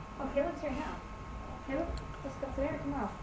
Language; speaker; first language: English; native; English